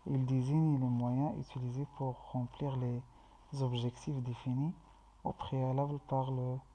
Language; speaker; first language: French; non-native, local second language; Arabic